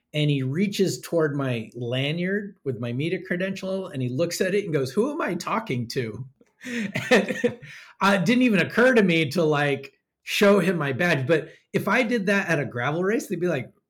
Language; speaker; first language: English; native; English